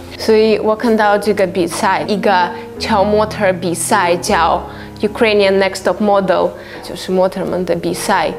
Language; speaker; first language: Chinese; non-native, fluent; Russian